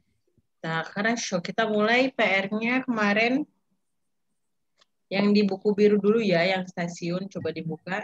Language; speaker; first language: Indonesian; native; Indonesian